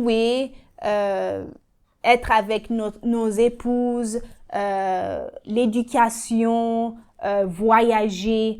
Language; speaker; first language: French; non-native, learner; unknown